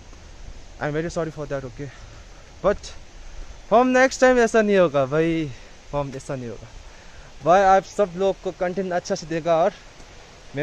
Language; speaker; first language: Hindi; non-native, local second language; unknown